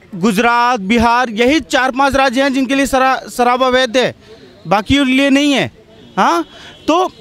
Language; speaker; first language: Hindi; native; Hindi